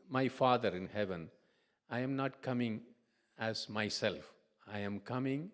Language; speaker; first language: English; non-native, local second language; Tamil